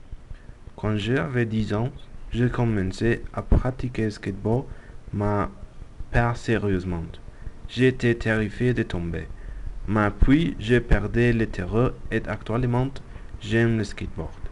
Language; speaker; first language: French; non-native, learner; Spanish